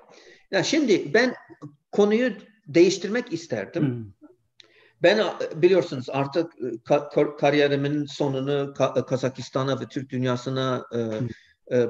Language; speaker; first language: Turkish; non-native, fluent; English